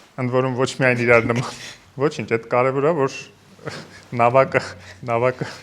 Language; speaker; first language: Armenian; native; Armenian